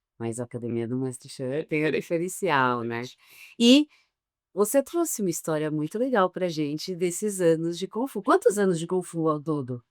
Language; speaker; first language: Portuguese; native; Portuguese